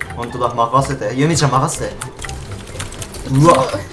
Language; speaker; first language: Japanese; native; Japanese